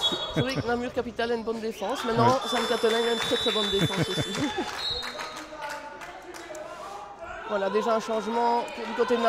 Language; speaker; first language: French; native; French